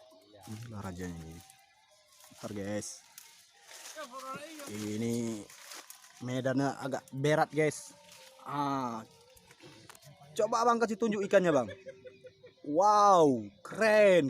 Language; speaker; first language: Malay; non-native, local second language; Achinese